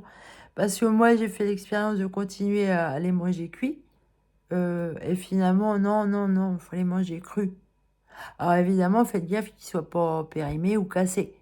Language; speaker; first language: French; native; French